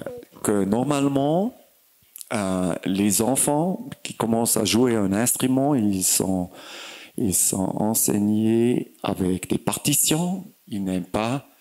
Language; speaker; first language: French; non-native, fluent; German